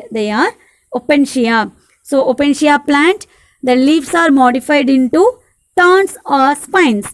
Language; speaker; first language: English; non-native, local second language; Tamil